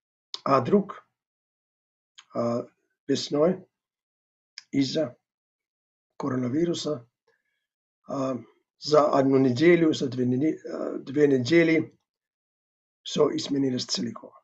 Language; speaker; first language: Russian; non-native, fluent; Finnish